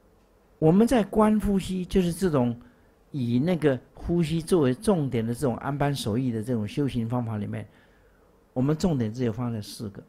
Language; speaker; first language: Chinese; native; Chinese